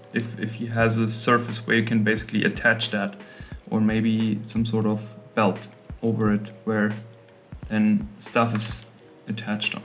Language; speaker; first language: English; non-native, fluent; German